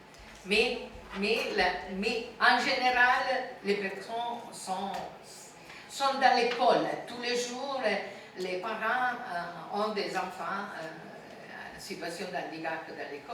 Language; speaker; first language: French; non-native, fluent; Italian